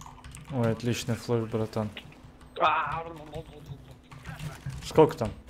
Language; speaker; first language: Russian; native; Russian